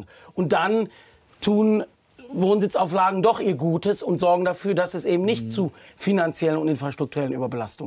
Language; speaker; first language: German; native; German